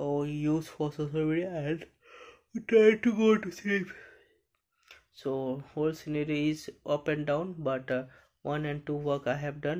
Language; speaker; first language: English; non-native, learner; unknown